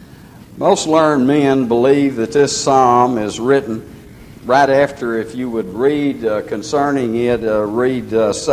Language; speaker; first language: English; native; English